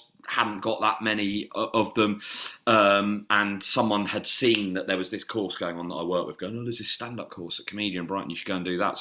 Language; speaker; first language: English; native; English